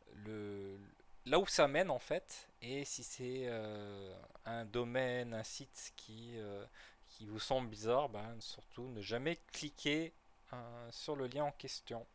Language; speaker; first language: French; native; French